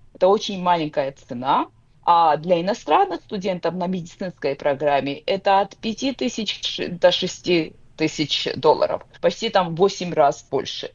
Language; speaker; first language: Russian; non-native, local second language; Georgian